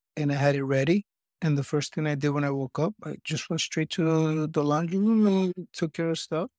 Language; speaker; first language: English; native; English